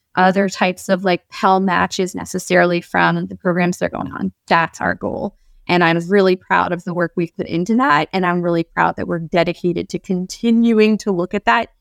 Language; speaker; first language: English; native; English